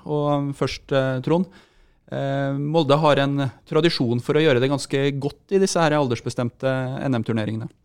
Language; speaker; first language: Norwegian; native; Norwegian